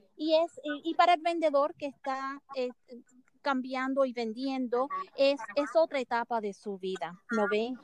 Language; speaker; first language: Spanish; early bilingual, heritage; Spanish